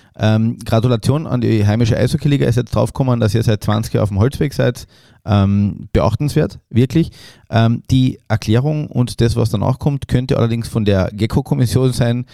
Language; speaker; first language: German; native; German